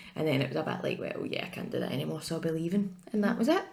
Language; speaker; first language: English; native; English